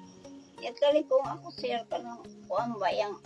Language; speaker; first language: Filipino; non-native, local second language; Cebuano